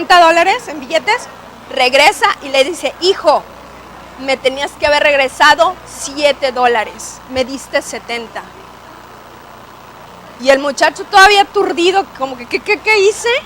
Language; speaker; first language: Spanish; native; Spanish